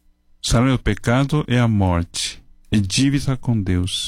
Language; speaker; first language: Portuguese; non-native, fluent; Chinese